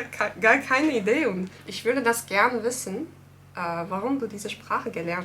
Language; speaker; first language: German; non-native, fluent; Turkish